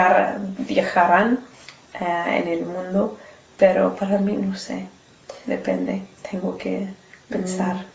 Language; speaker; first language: Spanish; non-native, learner; English